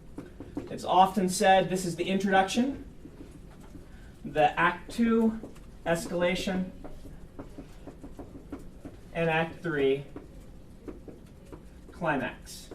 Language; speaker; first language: English; native; English